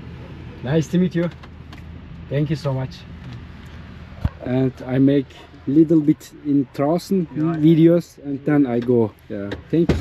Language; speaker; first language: English; non-native, learner; Turkish